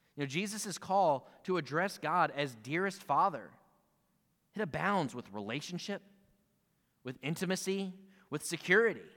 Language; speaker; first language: English; native; English